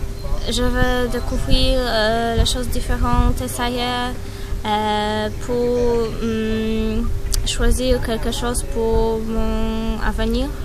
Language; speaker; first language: French; non-native, learner; Polish